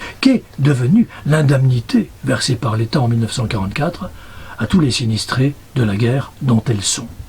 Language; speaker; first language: French; native; French